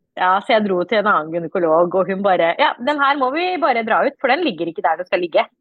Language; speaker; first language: Norwegian; early bilingual, other home language; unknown